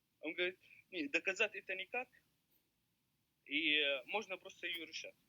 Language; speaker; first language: Russian; non-native, learner; Arabic